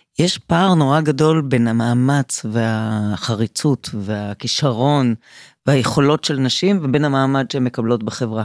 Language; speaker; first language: Hebrew; native; Hebrew